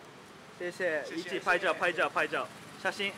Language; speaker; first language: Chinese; non-native, learner; Japanese